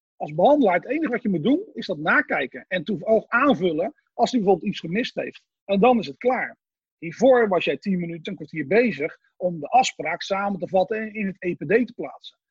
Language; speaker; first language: Dutch; native; Dutch